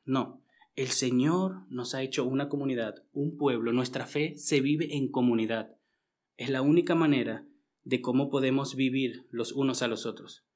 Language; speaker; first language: Spanish; native; Spanish